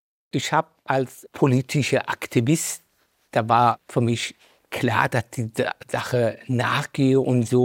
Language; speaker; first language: German; non-native, fluent; Persian